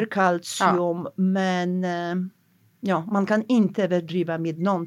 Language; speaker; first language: Swedish; non-native, fluent; Polish